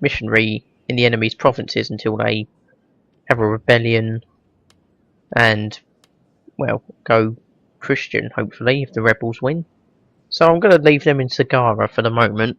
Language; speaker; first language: English; native; English